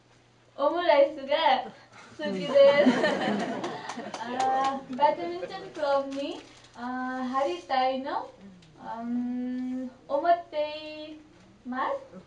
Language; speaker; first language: Japanese; non-native, learner; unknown